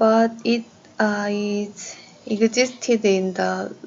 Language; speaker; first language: English; non-native, learner; Korean